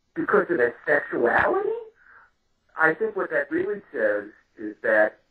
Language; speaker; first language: English; native; English